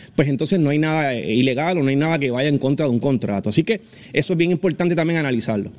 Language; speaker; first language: Spanish; native; Spanish